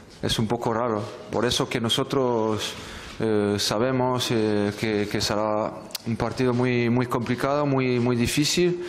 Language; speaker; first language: Spanish; non-native, fluent; French